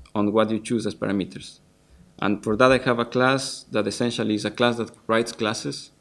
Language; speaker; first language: English; non-native, fluent; Spanish